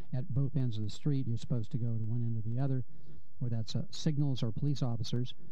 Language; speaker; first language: English; native; English